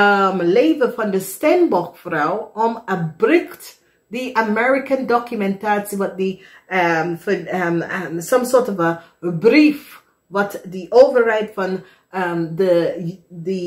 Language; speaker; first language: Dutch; non-native, fluent; English